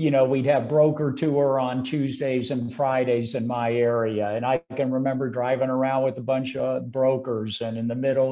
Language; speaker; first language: English; native; English